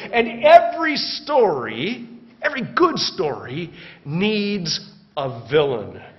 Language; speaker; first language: English; native; English